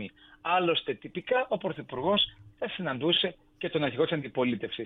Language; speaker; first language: Greek; native; Greek